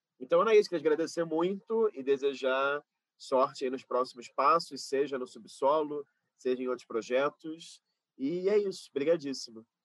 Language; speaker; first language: Portuguese; native; Portuguese